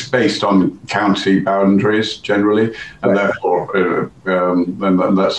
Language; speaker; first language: English; native; English